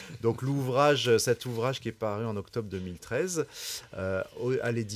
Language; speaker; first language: French; native; French